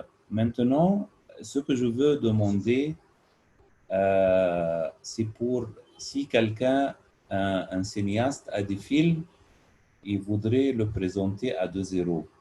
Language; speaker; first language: French; non-native, learner; Arabic